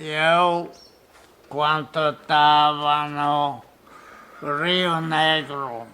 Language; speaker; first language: Portuguese; non-native, fluent; Polish